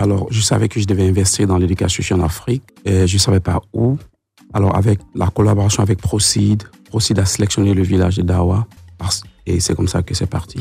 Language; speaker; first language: French; native; French